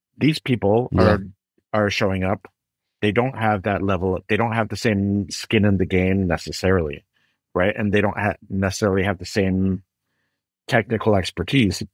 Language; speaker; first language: English; native; English